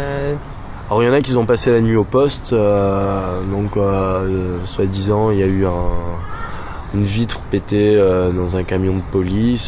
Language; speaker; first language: French; native; French